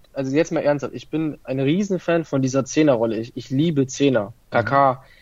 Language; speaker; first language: German; early bilingual, other home language; Italian